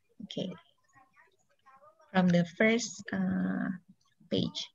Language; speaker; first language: English; non-native, local second language; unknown